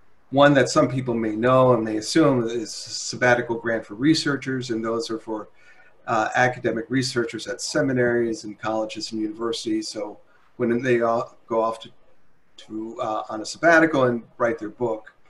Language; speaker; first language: English; native; English